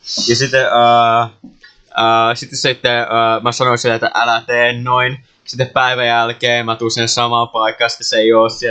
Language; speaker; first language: Finnish; native; Finnish